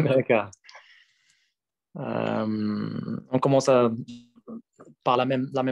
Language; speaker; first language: French; non-native, learner; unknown